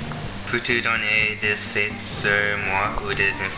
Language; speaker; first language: French; non-native, learner; English